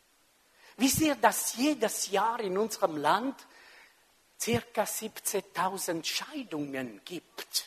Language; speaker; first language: German; non-native, local second language; French